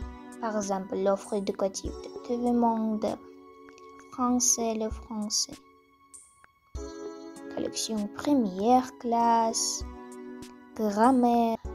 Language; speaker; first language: French; non-native, fluent; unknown